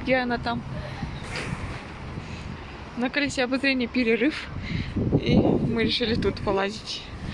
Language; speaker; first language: Russian; native; Russian